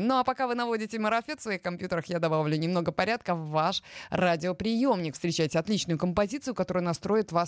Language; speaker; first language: Russian; native; Russian